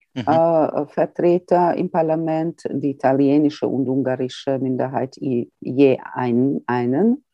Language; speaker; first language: German; early bilingual, heritage; Croatian